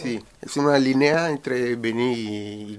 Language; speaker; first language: Spanish; non-native, learner; Ewe